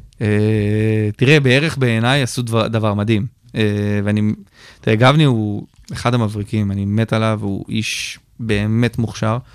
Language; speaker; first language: Hebrew; native; Hebrew